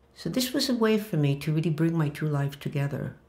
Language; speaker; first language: English; early bilingual, other home language; Hebrew